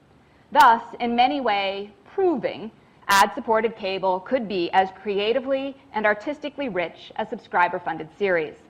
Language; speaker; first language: English; native; English